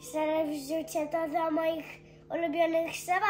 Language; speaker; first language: Polish; early bilingual, heritage; Polish